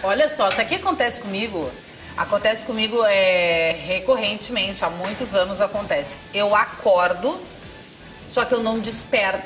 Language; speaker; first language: Portuguese; native; Portuguese